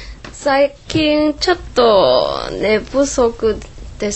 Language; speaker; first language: Japanese; non-native, fluent; Chinese